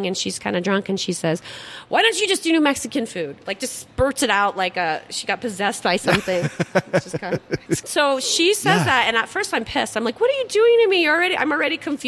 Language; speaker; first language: English; native; English